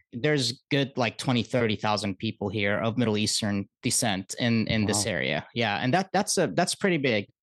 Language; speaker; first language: English; early bilingual, other home language; Arabic